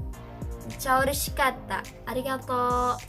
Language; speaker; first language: Japanese; non-native, learner; Filipino